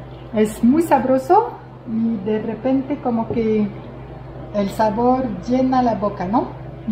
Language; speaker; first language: Spanish; non-native, fluent; French